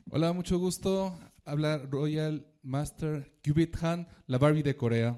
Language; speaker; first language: Spanish; native; Spanish